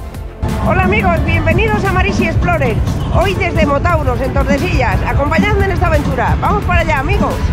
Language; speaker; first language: Spanish; native; Spanish